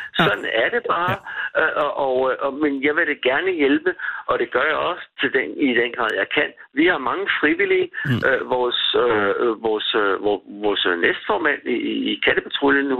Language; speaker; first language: Danish; native; Danish